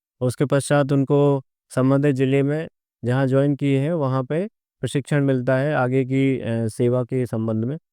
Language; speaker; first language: Hindi; native; Hindi